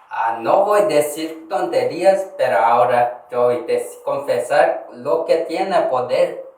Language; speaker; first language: Spanish; non-native, learner; Korean